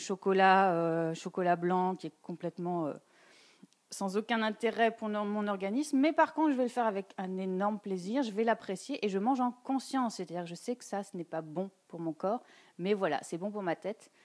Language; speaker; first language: French; native; French